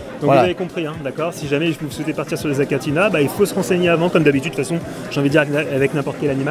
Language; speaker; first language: French; native; French